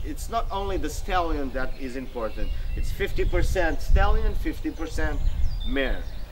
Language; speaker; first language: English; non-native, fluent; Portuguese